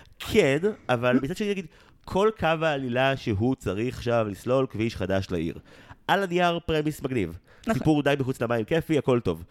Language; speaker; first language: Hebrew; native; Hebrew